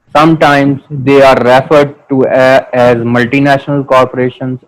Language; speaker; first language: English; non-native, local second language; Urdu